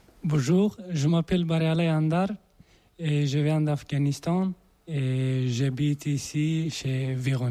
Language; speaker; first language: French; non-native, learner; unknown